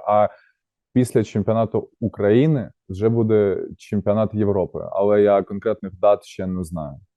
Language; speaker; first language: Ukrainian; native; Ukrainian